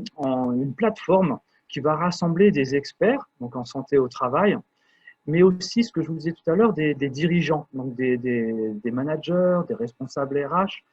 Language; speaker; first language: French; native; French